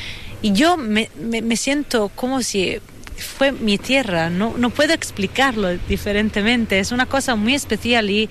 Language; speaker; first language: Spanish; non-native, fluent; Italian